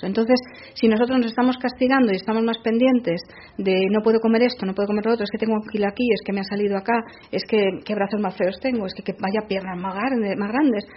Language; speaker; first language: Spanish; native; Spanish